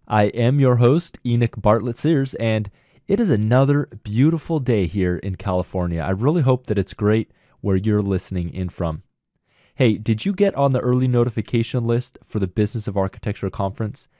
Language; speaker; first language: English; native; English